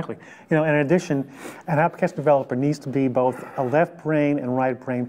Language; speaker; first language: English; native; English